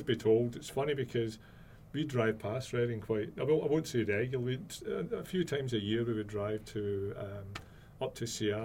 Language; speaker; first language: English; native; English